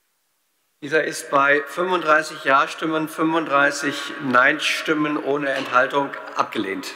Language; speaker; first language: German; native; German